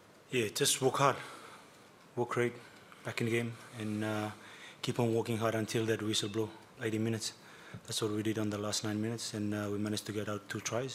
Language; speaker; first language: English; non-native, local second language; Fijian